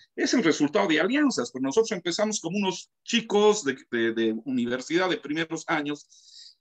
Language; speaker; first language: Spanish; native; Spanish